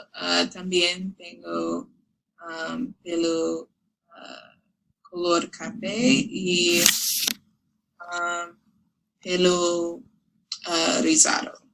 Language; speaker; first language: Spanish; non-native, learner; English